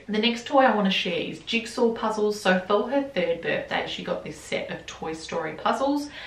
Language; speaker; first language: English; native; English